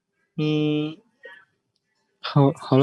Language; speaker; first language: Chinese; non-native, learner; Indonesian